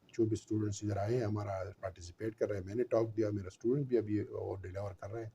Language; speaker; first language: Urdu; non-native, local second language; Pashto